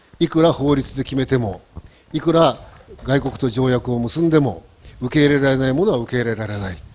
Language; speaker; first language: Japanese; native; Japanese